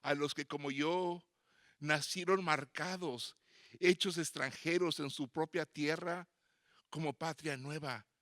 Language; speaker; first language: Spanish; native; Spanish